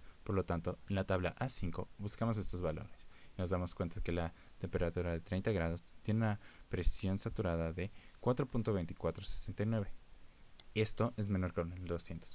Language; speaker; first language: Spanish; native; Spanish